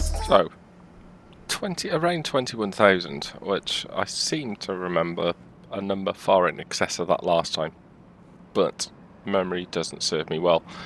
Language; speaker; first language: English; native; English